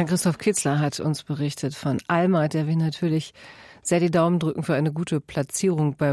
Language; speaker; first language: German; native; German